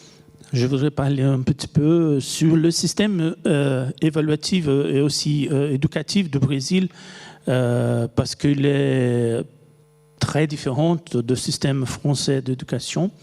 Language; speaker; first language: French; non-native, fluent; Portuguese